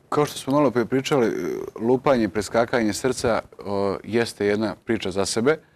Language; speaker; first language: Serbian; native; Serbian